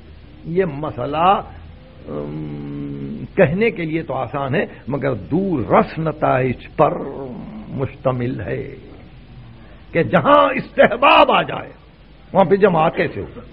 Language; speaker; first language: Urdu; native; Urdu